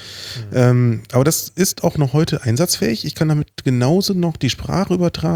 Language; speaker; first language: German; native; German